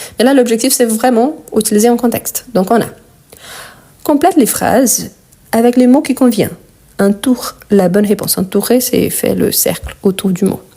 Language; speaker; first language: French; non-native, fluent; Portuguese